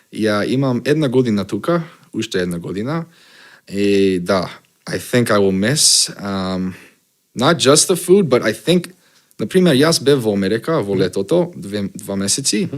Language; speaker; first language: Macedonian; non-native, learner; English